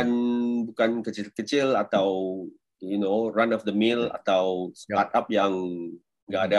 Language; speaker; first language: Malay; non-native, local second language; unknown